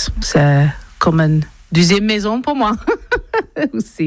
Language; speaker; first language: French; non-native, learner; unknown